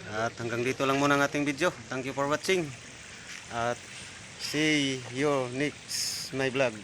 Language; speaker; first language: Filipino; non-native, local second language; Cebuano